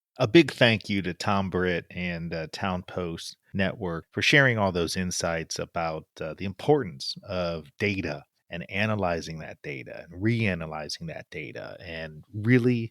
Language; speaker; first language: English; native; English